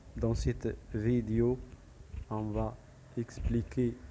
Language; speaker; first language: French; non-native, local second language; Arabic